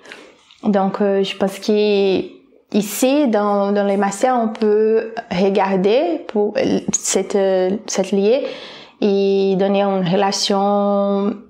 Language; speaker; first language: French; non-native, fluent; Portuguese